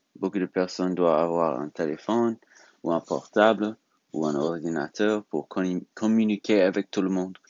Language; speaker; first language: French; non-native, learner; English